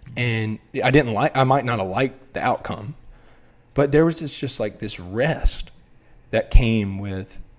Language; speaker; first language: English; native; English